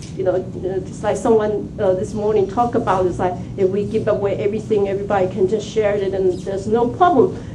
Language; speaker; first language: English; non-native, fluent; Chinese